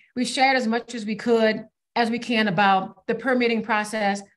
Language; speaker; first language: English; native; English